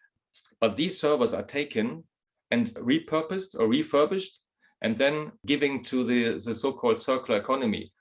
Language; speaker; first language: English; non-native, fluent; German